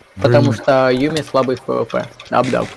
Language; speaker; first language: Russian; native; Russian